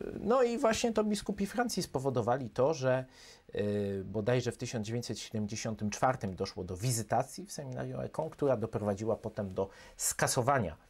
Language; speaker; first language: Polish; native; Polish